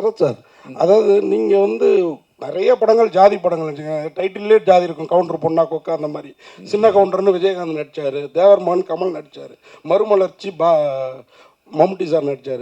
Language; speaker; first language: Tamil; native; Tamil